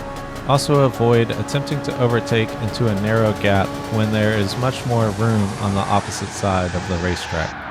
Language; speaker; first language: English; native; English